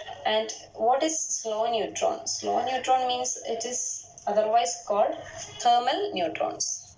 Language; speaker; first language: English; non-native, local second language; Malayalam